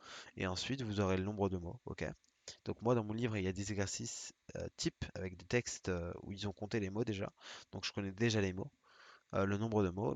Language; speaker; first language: French; native; French